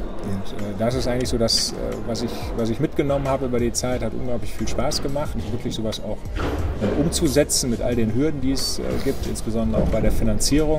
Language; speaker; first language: German; native; German